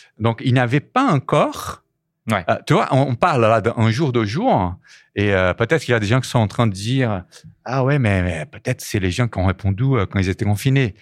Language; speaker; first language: French; non-native, fluent; Portuguese